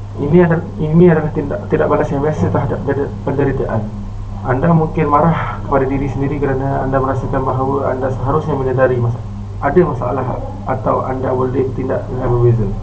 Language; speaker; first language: Malay; native; Malay